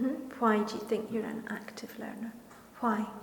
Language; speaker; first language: English; non-native, fluent; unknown